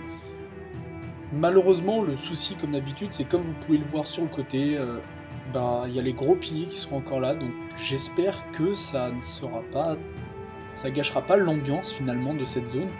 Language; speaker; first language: French; native; French